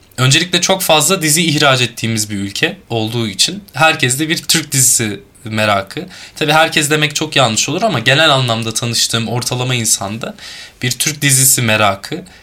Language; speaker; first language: Turkish; native; Turkish